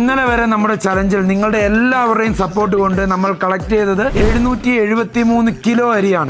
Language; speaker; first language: Malayalam; native; Malayalam